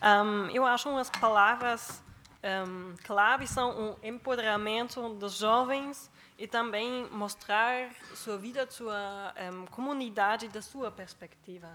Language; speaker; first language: Portuguese; non-native, fluent; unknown